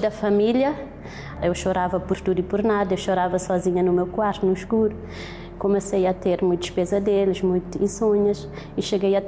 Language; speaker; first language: Portuguese; non-native, local second language; Kabuverdianu